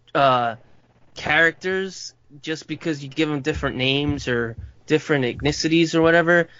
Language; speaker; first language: English; non-native, fluent; Spanish